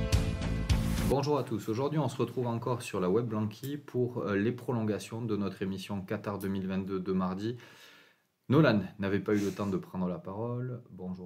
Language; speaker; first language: French; native; French